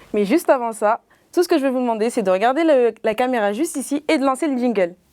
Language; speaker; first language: French; native; French